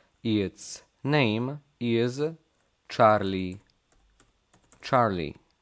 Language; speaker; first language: English; non-native, fluent; Polish